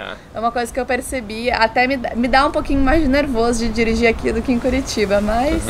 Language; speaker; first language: Portuguese; native; Portuguese